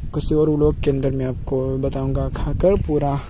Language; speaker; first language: Hindi; non-native, local second language; Gujarati